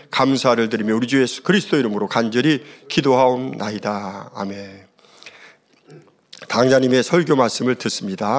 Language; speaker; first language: Korean; native; Korean